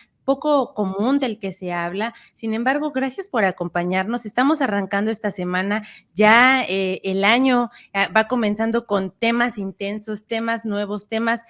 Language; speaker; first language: Spanish; native; Spanish